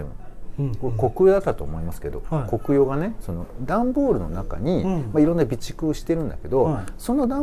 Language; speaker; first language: Japanese; native; Japanese